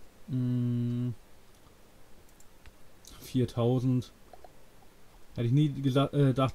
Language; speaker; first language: German; native; German